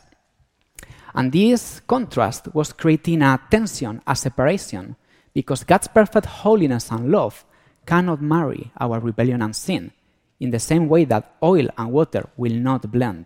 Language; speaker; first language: English; non-native, fluent; Spanish